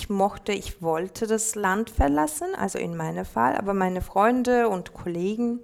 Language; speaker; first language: German; non-native, fluent; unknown